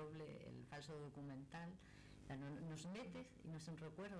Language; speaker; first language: Spanish; native; Spanish